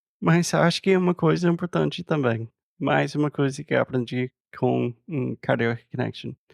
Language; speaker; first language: Portuguese; non-native, fluent; English